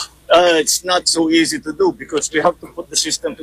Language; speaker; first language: English; non-native, local second language; Filipino